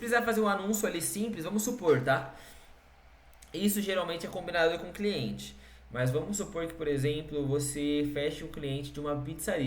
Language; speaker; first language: Portuguese; native; Portuguese